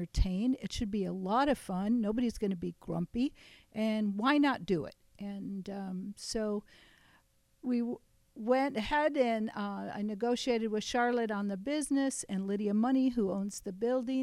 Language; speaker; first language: English; native; English